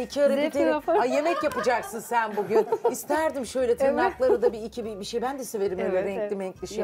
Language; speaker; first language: Turkish; native; Turkish